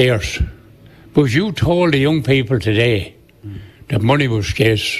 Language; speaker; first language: English; native; English